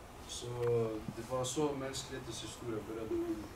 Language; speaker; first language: Swedish; early bilingual, other home language; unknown